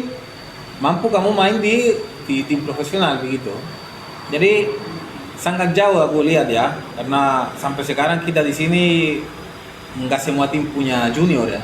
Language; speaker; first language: Indonesian; non-native, fluent; Spanish